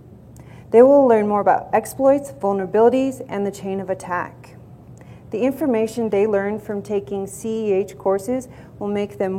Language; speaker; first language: English; native; English